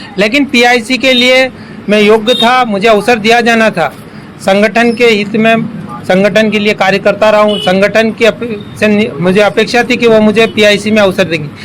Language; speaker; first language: Hindi; native; Hindi